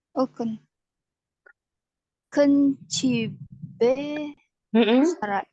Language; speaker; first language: Korean; non-native, learner; Indonesian